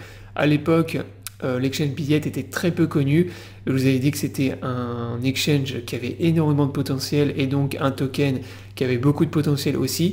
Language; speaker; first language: French; native; French